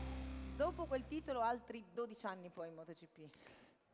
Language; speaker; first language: Italian; native; Italian